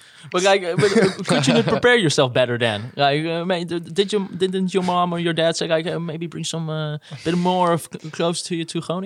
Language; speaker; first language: English; non-native, fluent; Dutch